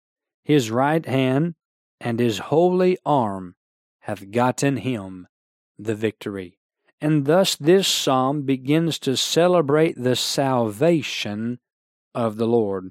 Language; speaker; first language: English; native; English